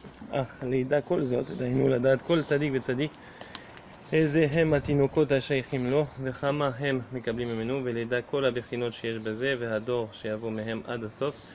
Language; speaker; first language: Hebrew; non-native, fluent; English